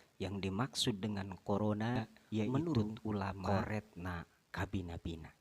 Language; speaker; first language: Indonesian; non-native, local second language; Sundanese